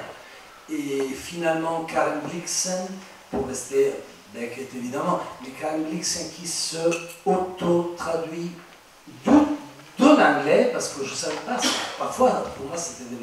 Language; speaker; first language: French; non-native, fluent; Italian